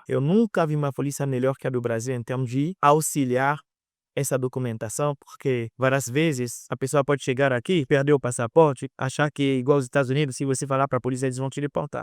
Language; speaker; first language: Portuguese; non-native, fluent; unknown